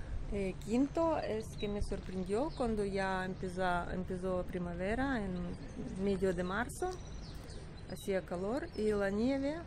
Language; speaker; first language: Spanish; non-native, learner; Russian